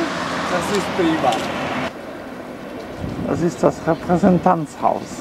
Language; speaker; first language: German; non-native, fluent; Czech